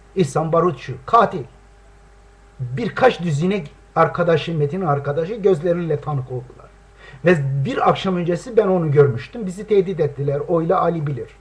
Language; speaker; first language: Turkish; non-native, local second language; Kurdish